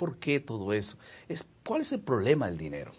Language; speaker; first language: Spanish; non-native, fluent; Portuguese